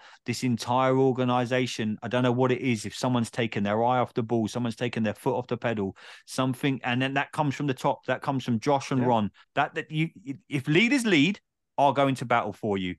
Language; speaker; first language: English; native; English